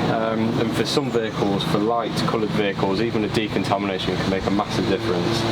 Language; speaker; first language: English; native; English